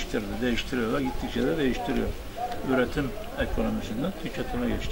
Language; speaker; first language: Turkish; native; Turkish